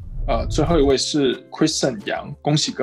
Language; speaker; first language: Chinese; native; Chinese